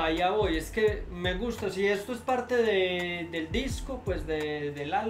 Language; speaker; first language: Spanish; native; Spanish